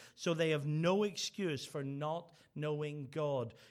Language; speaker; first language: English; native; English